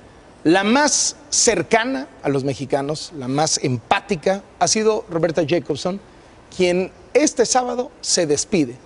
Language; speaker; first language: Spanish; native; Spanish